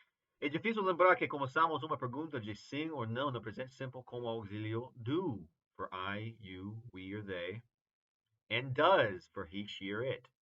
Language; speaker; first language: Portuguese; non-native, fluent; English